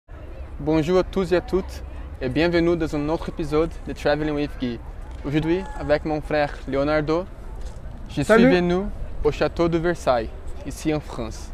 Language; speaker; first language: French; non-native, fluent; Portuguese